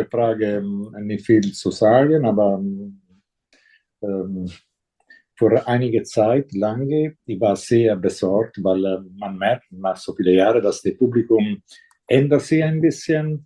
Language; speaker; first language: German; non-native, fluent; Italian